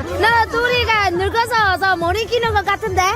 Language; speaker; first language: Korean; non-native, learner; Vietnamese